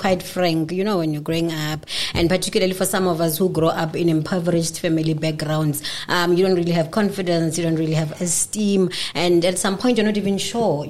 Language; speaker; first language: English; non-native, local second language; Northern Sotho